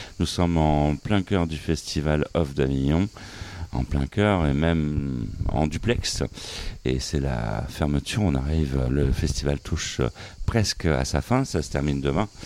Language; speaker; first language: French; native; French